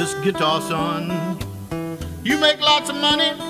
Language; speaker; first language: English; native; English